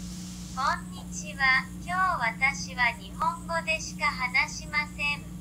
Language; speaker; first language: Japanese; non-native, learner; English